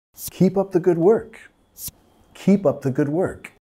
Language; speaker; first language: English; native; English